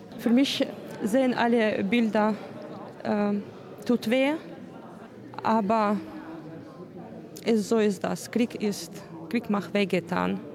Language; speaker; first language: German; non-native, learner; Ukrainian